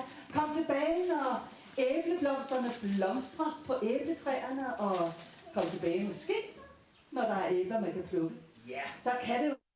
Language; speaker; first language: Danish; native; Danish